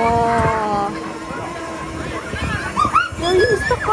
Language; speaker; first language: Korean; non-native, learner; Mongolian